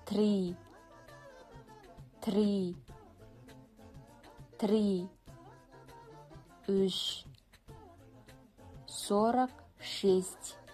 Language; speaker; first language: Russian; non-native, fluent; Kazakh